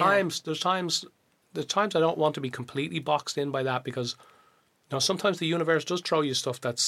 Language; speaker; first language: English; native; English